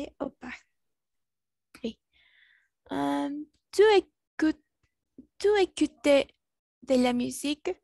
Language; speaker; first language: French; non-native, learner; Spanish